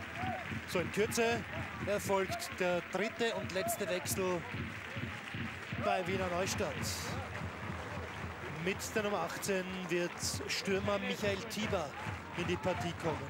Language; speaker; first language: German; native; German